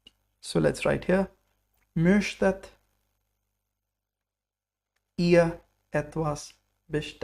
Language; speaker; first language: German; non-native, fluent; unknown